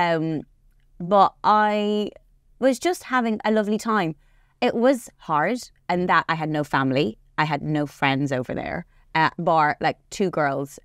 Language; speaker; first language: English; native; English